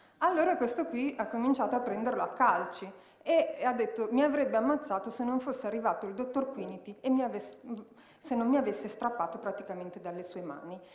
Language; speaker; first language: Italian; early bilingual, heritage; Italian